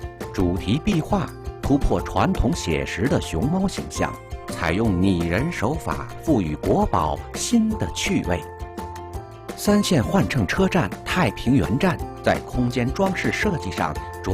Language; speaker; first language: Chinese; native; Chinese